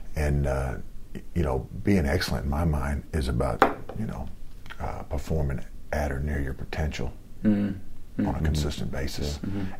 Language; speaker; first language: English; native; English